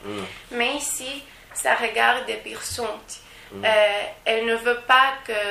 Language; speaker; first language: French; non-native, learner; Spanish